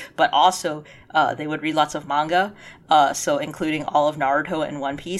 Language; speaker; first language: English; early bilingual, other home language; Cantonese